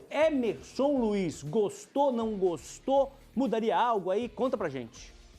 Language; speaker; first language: Portuguese; native; Portuguese